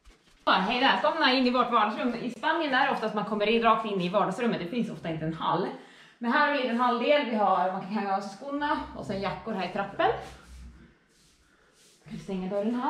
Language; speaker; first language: Swedish; native; Swedish